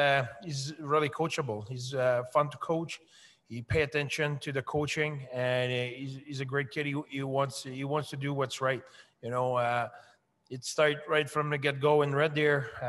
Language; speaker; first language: English; non-native, fluent; French